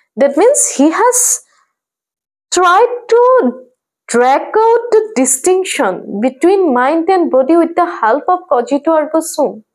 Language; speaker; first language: English; non-native, local second language; Assamese